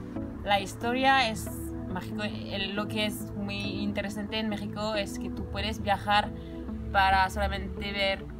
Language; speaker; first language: Spanish; non-native, fluent; French